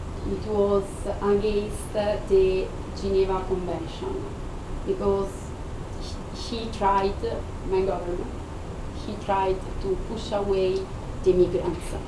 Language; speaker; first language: English; non-native, fluent; Italian